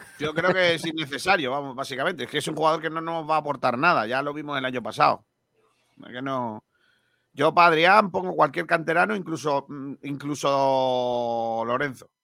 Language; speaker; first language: Spanish; native; Spanish